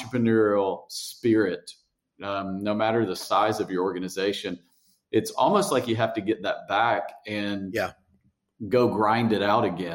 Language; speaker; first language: English; native; English